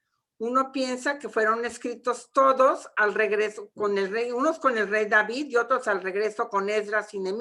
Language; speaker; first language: Spanish; native; Spanish